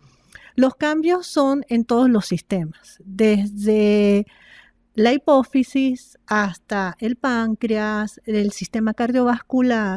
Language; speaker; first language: Spanish; native; Spanish